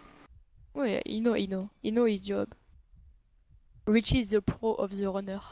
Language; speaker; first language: English; non-native, learner; French